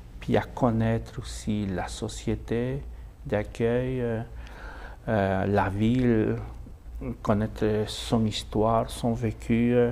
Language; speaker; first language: French; non-native, fluent; Spanish